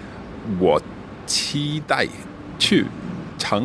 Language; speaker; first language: Chinese; non-native, learner; English